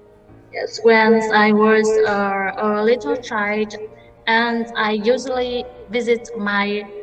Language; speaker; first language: English; non-native, learner; Vietnamese